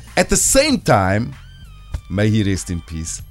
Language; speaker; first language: English; native; English